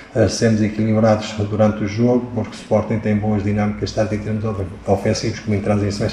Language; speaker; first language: Portuguese; native; Portuguese